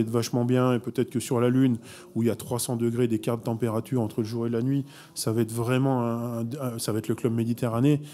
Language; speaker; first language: French; native; French